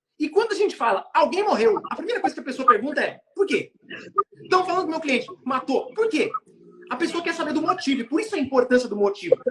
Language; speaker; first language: Portuguese; native; Portuguese